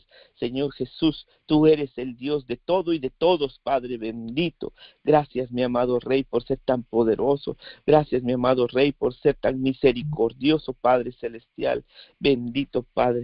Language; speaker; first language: Spanish; native; Spanish